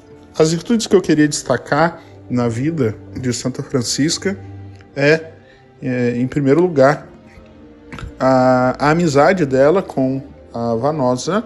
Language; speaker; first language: Portuguese; native; Portuguese